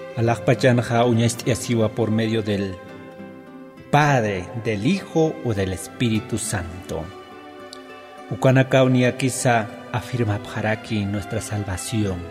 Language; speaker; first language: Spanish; non-native, local second language; Aymara